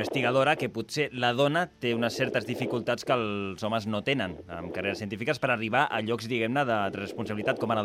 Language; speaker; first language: Catalan; native; Catalan